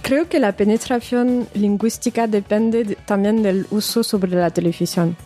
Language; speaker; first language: Spanish; non-native, fluent; French